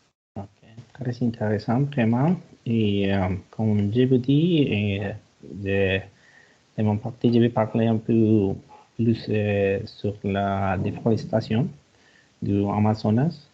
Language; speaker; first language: French; non-native, learner; Spanish